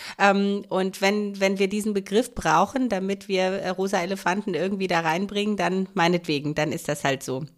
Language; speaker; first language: German; native; German